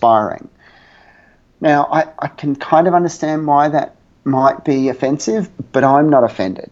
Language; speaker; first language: English; native; English